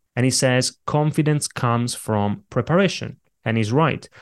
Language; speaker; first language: English; non-native, fluent; Italian